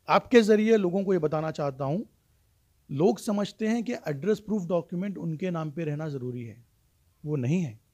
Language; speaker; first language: Hindi; non-native, local second language; Urdu